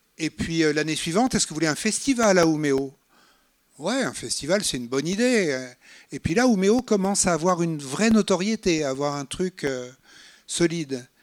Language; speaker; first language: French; native; French